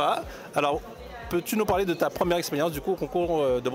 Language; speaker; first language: French; native; French